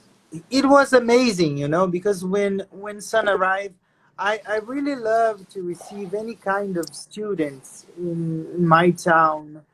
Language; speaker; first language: English; non-native, fluent; Portuguese